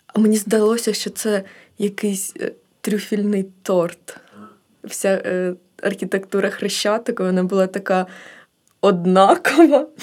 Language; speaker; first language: Ukrainian; native; Ukrainian